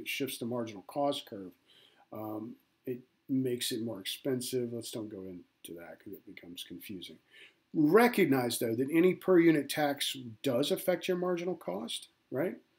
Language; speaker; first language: English; native; English